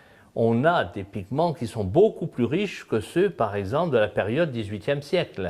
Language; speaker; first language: French; native; French